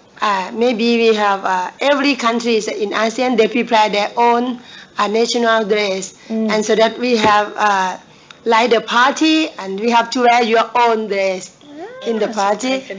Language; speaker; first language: English; non-native, learner; Thai